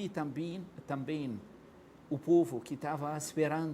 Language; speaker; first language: Portuguese; non-native, fluent; Arabic